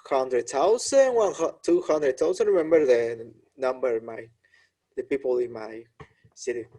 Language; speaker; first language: English; non-native, learner; Spanish